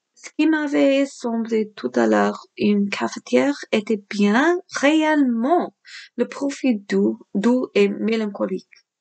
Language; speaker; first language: French; non-native, fluent; English